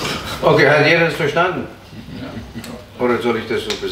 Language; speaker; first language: German; non-native, fluent; English